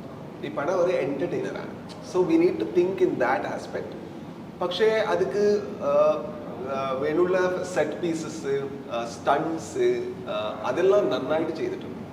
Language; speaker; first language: Malayalam; non-native, learner; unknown